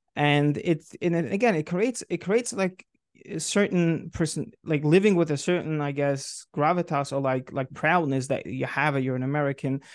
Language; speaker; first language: English; native; English